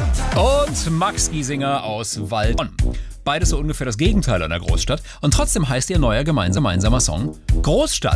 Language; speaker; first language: German; native; German